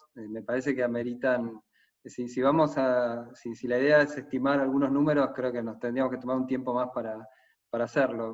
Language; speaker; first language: Spanish; native; Spanish